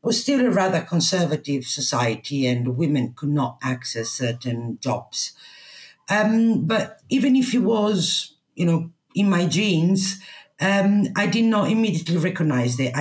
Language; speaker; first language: English; non-native, fluent; Italian